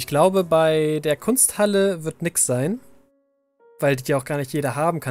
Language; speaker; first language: German; native; German